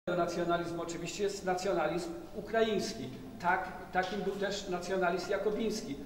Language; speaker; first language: Polish; native; Polish